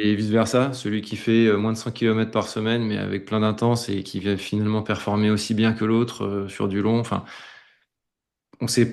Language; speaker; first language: French; native; French